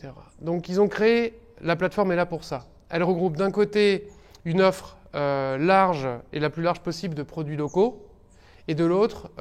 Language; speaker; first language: French; native; French